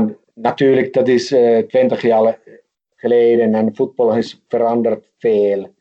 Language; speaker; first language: Dutch; non-native, fluent; Finnish